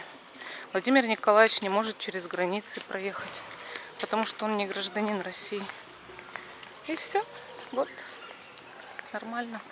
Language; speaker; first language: Russian; native; Russian